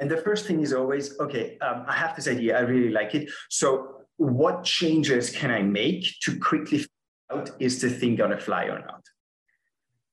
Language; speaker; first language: English; non-native, fluent; German